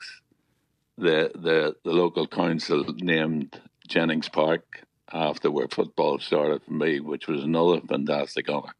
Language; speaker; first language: English; native; English